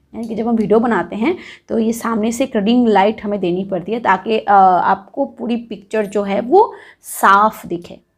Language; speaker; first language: Hindi; non-native, local second language; Bangla